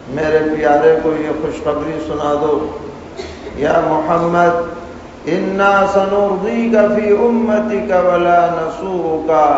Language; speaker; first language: Urdu; native; Urdu